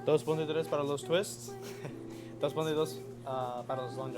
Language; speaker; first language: Spanish; non-native, learner; English